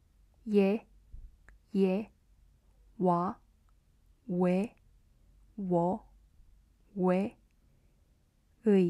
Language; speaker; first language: French; non-native, fluent; Korean